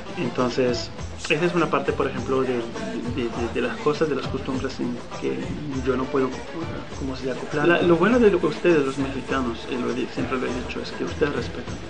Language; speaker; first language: Spanish; non-native, fluent; Arabic